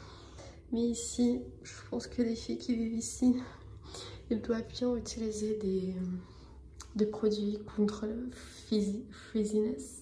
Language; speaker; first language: French; non-native, fluent; Armenian